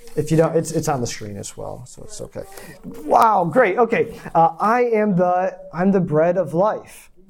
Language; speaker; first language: English; native; English